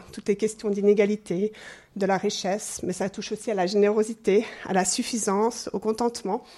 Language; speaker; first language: French; non-native, fluent; English